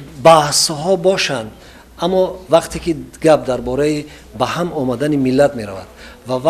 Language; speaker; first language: Persian; native; Persian